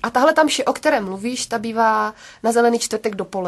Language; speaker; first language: Czech; native; Czech